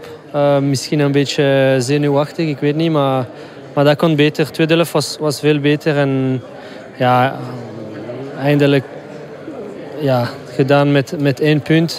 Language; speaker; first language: Dutch; non-native, local second language; French